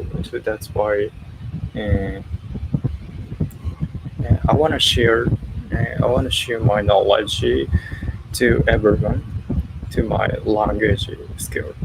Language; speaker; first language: English; non-native, learner; Japanese